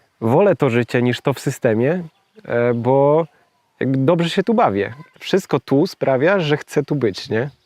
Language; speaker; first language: Polish; native; Polish